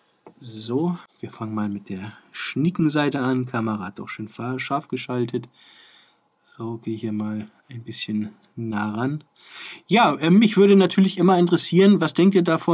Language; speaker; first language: German; native; German